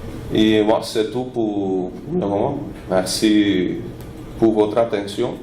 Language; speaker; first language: French; non-native, fluent; Spanish